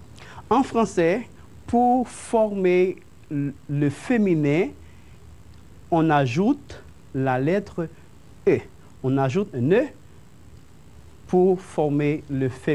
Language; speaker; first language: French; non-native, fluent; Spanish